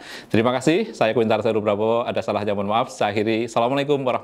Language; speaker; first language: Indonesian; native; Indonesian